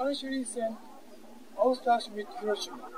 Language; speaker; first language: German; non-native, fluent; Japanese